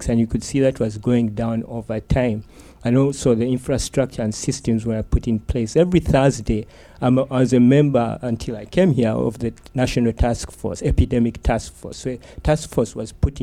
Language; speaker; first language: English; non-native, local second language; Ganda